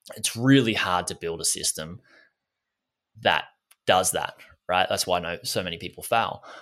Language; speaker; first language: English; native; English